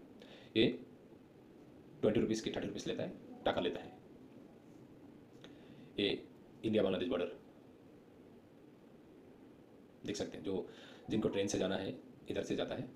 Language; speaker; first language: Hindi; non-native, local second language; Bangla